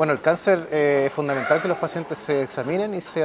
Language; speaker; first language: Spanish; native; Spanish